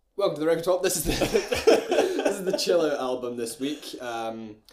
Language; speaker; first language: English; native; English